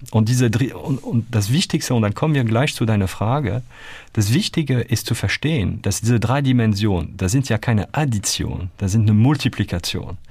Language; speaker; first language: German; non-native, fluent; French